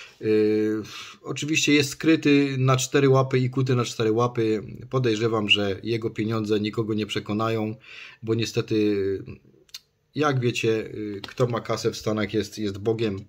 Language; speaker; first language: Polish; native; Polish